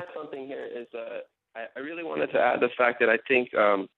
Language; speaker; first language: English; native; English